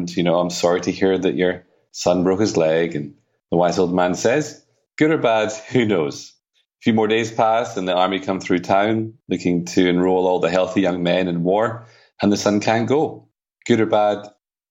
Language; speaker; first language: English; native; English